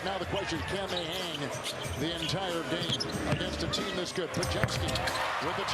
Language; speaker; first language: English; native; English